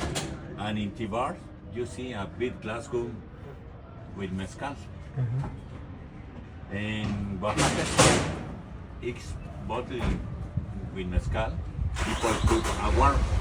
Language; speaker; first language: English; non-native, learner; Spanish